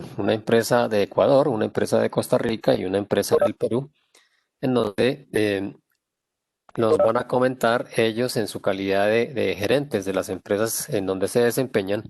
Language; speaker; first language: Spanish; native; Spanish